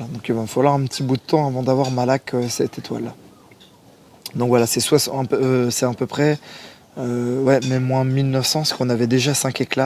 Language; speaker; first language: French; native; French